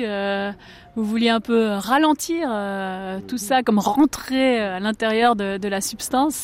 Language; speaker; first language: French; native; French